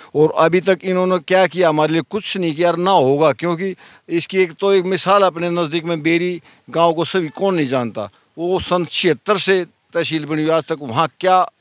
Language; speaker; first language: Hindi; native; Hindi